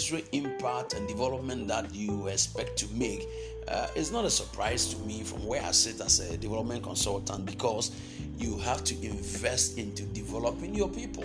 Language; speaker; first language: English; non-native, local second language; Akan